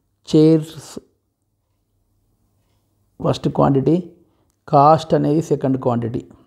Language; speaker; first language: English; non-native, local second language; Telugu